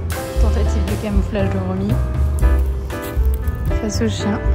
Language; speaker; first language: French; native; French